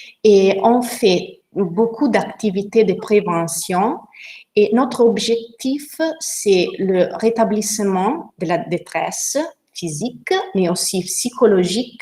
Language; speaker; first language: French; non-native, learner; Italian